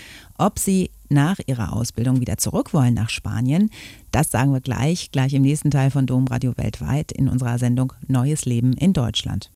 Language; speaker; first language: German; native; German